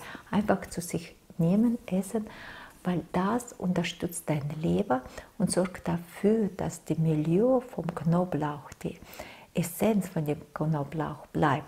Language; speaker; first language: German; non-native, fluent; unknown